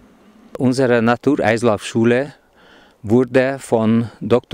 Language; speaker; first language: German; non-native, fluent; Hungarian